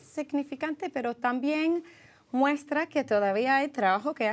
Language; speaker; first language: Spanish; early bilingual, heritage; English